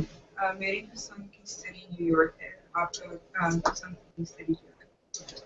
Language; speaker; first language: Hindi; non-native, learner; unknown